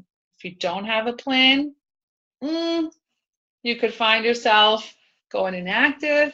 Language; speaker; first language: English; native; English